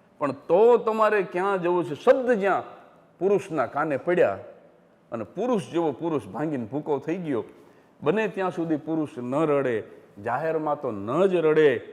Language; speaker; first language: Gujarati; native; Gujarati